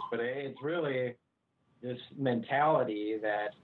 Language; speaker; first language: English; native; English